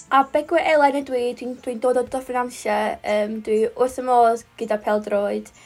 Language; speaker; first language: Welsh; native; Welsh